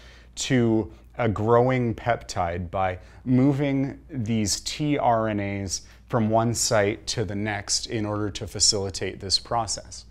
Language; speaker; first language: English; native; English